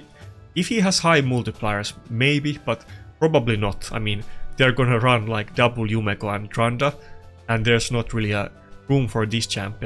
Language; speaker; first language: English; non-native, fluent; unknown